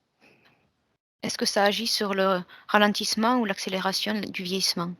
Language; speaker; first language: French; native; French